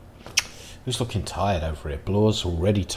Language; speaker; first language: English; native; English